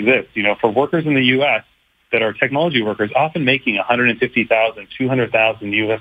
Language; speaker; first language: English; native; English